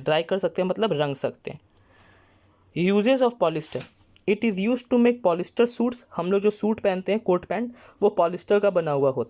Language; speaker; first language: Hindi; native; Hindi